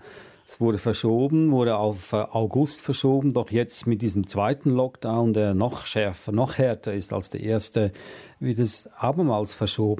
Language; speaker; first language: German; native; German